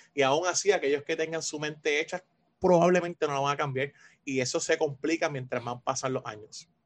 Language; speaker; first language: Spanish; native; Spanish